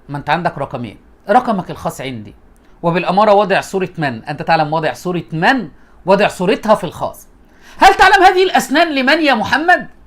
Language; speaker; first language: Arabic; native; Arabic